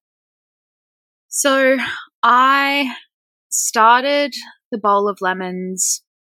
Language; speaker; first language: English; native; English